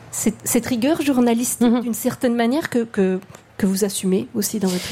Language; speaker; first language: French; native; French